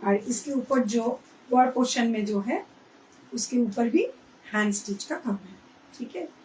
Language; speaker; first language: Hindi; non-native, local second language; Bangla